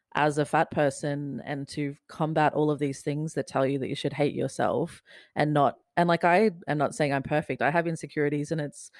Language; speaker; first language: English; native; English